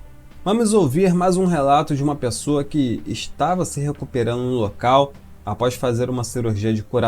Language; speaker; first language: Portuguese; native; Portuguese